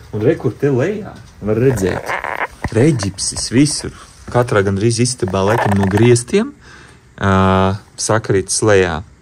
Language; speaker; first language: Latvian; non-native, local second language; Russian